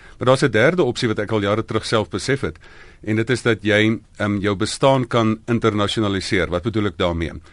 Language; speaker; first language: Afrikaans; native; Afrikaans